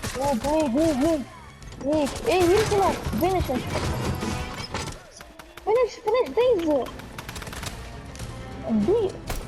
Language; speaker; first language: Dutch; early bilingual, other home language; Turkish